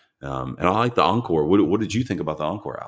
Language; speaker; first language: English; native; English